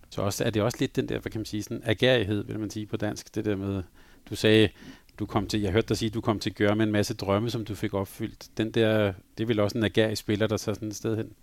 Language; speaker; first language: Danish; native; Danish